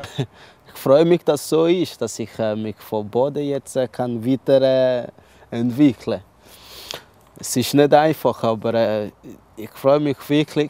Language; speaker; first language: German; early bilingual, other home language; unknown